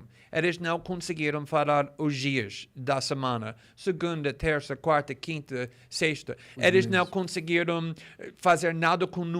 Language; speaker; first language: Portuguese; non-native, fluent; English